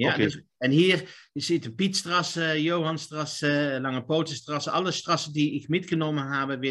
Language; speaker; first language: German; non-native, learner; Dutch